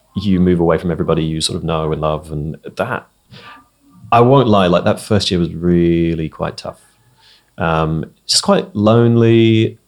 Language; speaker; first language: English; native; English